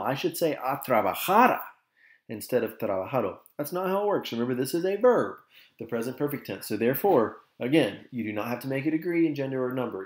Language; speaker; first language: English; native; English